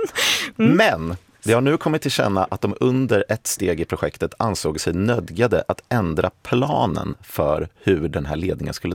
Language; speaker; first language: Swedish; native; Swedish